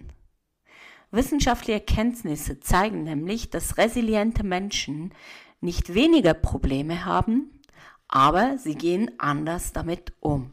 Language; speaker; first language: German; native; German